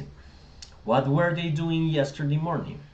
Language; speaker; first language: English; non-native, fluent; Spanish